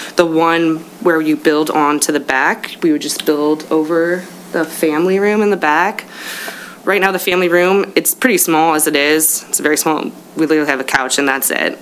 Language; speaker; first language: English; native; English